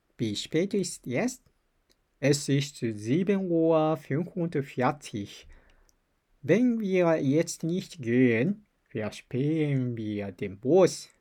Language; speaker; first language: German; non-native, learner; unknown